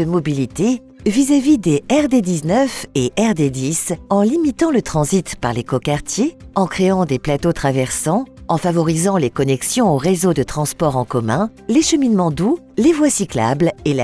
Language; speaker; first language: French; native; French